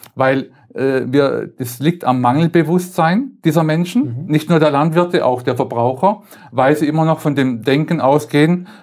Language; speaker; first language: German; native; German